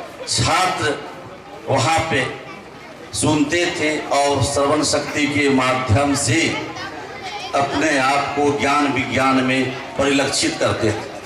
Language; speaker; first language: Hindi; native; Hindi